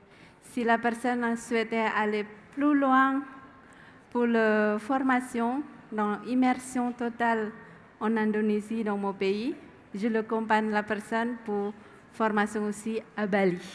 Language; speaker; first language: French; non-native, learner; Indonesian